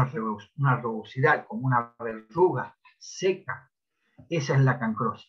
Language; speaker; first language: Spanish; native; Spanish